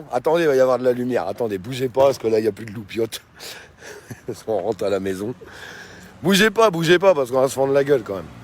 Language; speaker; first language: French; native; French